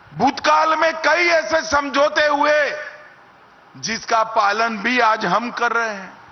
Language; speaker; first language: Hindi; non-native, local second language; Gujarati